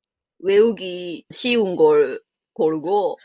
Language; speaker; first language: Korean; non-native, fluent; Japanese